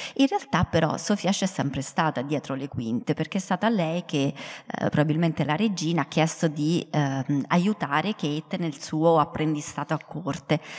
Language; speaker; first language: Italian; native; Italian